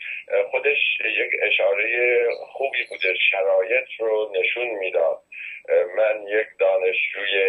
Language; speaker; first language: Persian; native; Persian